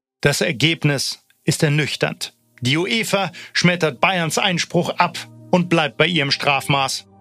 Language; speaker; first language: German; native; German